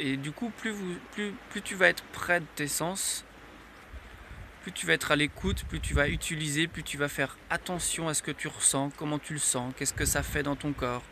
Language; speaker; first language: French; native; French